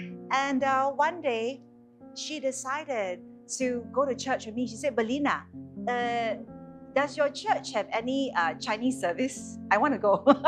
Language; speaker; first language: English; non-native, local second language; Chinese